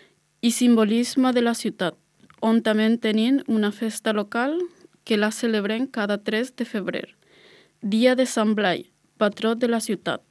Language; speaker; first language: Catalan; non-native, learner; Spanish